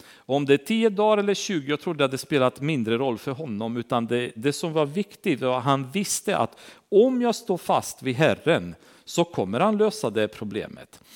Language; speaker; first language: Swedish; non-native, fluent; Romanian